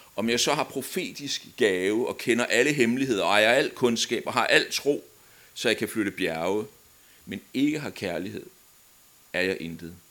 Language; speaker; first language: Danish; native; Danish